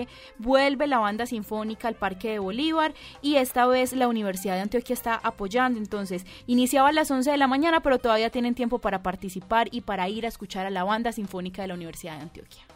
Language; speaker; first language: Spanish; native; Spanish